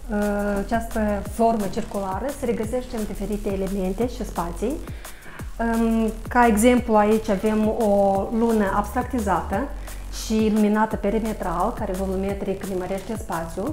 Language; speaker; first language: Romanian; native; Romanian